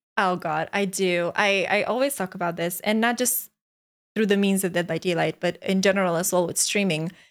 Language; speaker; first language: English; non-native, fluent; Romanian